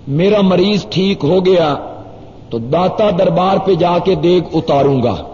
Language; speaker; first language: Urdu; non-native, local second language; Punjabi